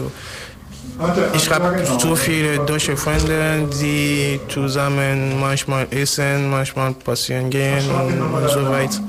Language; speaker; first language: German; non-native, learner; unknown